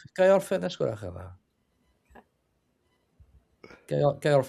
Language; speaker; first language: Welsh; non-native, learner; English